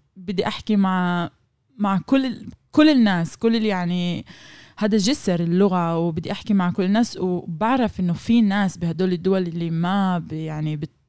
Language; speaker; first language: Arabic; non-native, local second language; Hebrew